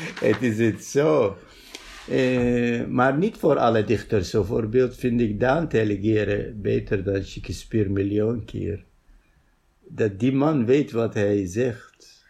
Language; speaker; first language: Dutch; non-native, fluent; Arabic